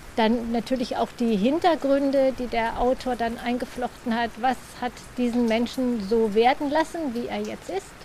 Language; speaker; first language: German; native; German